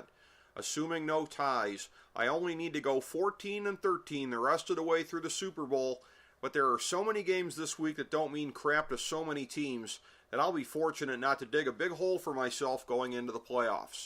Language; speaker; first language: English; native; English